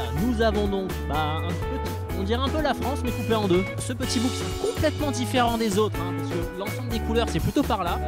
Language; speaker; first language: French; native; French